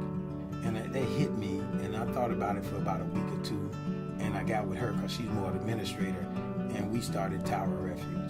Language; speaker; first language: English; native; English